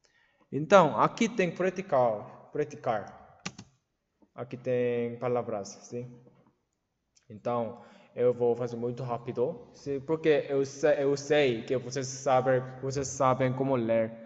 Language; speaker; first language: Portuguese; non-native, learner; Korean